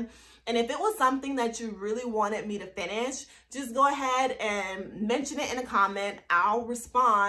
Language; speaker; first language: English; native; English